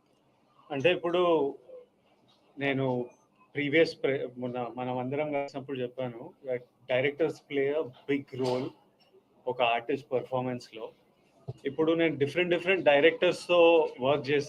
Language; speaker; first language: Telugu; native; Telugu